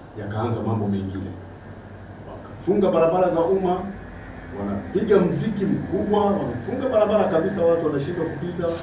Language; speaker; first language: Swahili; native; Swahili